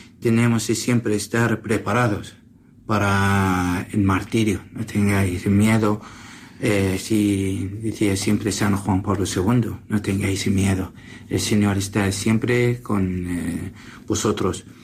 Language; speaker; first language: Spanish; non-native, learner; Assyrian Neo-Aramaic